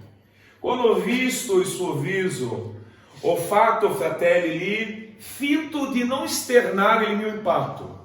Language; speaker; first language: Italian; non-native, fluent; Portuguese